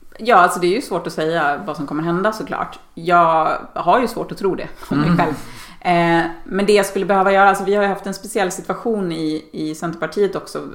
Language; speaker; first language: Swedish; native; Swedish